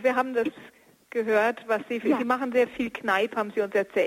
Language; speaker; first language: German; native; German